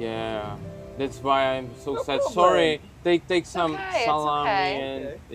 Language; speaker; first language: English; non-native, learner; Czech